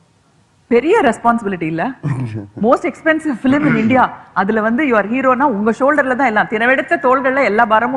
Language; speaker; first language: Tamil; native; Tamil